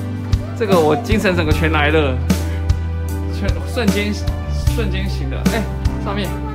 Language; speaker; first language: Chinese; native; Chinese